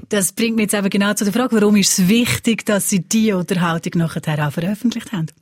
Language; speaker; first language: German; native; German